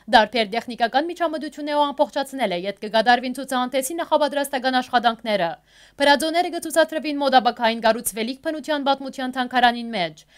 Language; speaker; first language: Armenian; early bilingual, heritage; Armenian